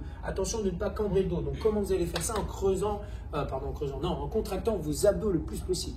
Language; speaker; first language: French; native; French